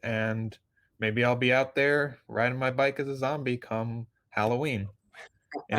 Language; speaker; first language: English; native; English